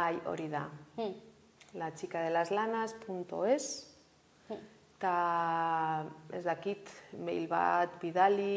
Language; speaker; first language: Basque; non-native, local second language; Spanish